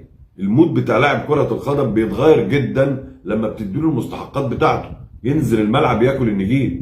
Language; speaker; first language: Arabic; native; Arabic